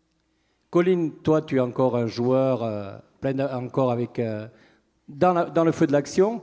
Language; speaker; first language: French; native; French